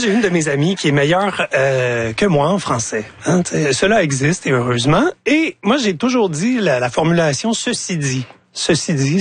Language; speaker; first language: French; native; French